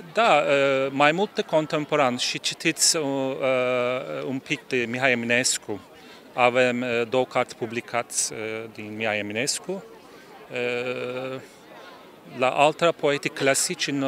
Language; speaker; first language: Romanian; non-native, learner; Turkish